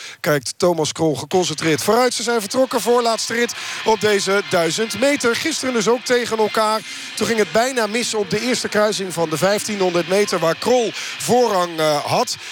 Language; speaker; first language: Dutch; native; Dutch